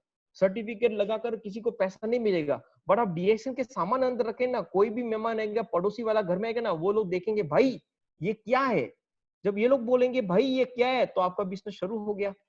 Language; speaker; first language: Hindi; native; Hindi